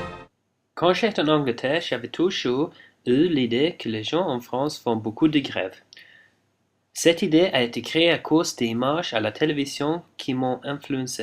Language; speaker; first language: French; non-native, fluent; English